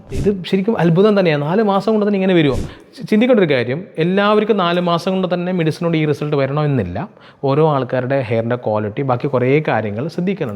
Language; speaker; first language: Malayalam; native; Malayalam